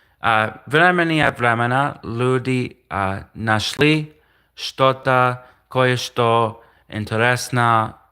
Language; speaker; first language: Russian; non-native, learner; English